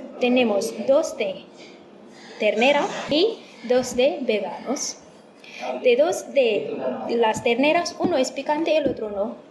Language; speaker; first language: Spanish; non-native, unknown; Amharic